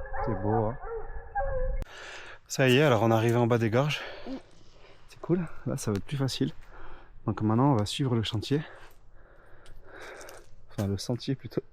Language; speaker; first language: French; native; French